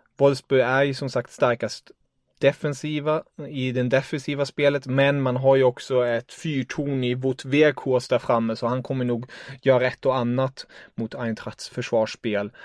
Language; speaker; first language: Swedish; non-native, fluent; German